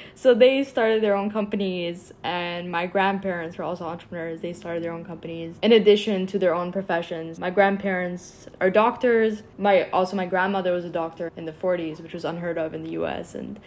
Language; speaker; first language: English; non-native, fluent; Arabic